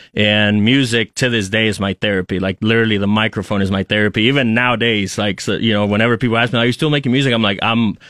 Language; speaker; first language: English; early bilingual, other home language; Spanish